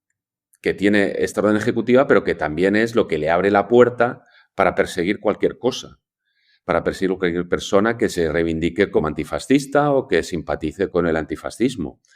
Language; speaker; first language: Spanish; native; Spanish